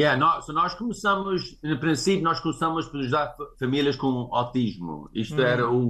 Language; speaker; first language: Portuguese; early bilingual, heritage; English